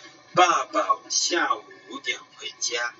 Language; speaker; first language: Chinese; non-native, fluent; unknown